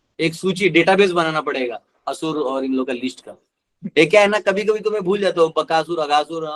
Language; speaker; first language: Hindi; non-native, local second language; Marathi